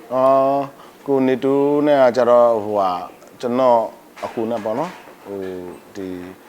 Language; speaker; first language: Burmese; native; Burmese